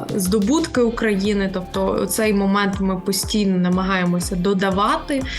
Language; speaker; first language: Ukrainian; native; Ukrainian